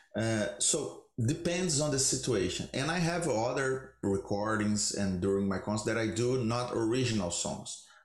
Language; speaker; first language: English; non-native, learner; Portuguese